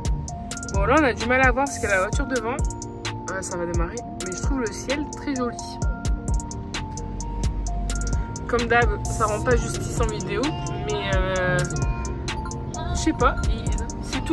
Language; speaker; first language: French; native; French